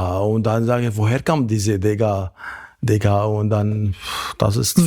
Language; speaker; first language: German; non-native, fluent; Arabic